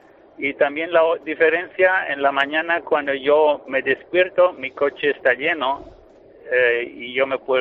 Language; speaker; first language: Spanish; non-native, fluent; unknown